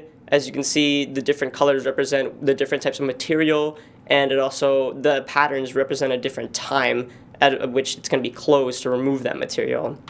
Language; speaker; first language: English; native; English